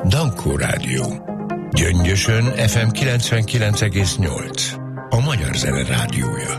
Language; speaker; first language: Hungarian; native; Hungarian